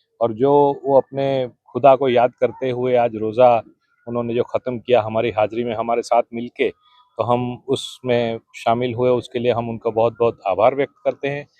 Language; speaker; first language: Hindi; non-native, local second language; Gujarati